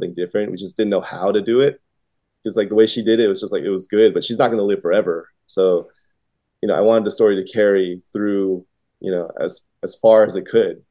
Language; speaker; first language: English; early bilingual, other home language; Vietnamese